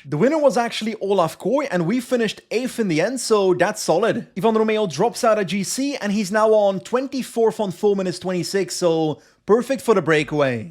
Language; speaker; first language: English; non-native, fluent; Dutch